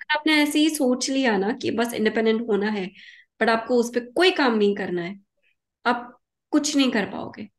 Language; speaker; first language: Hindi; early bilingual, heritage; Hindi